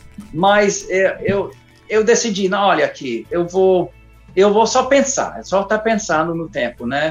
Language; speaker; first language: Portuguese; non-native, fluent; English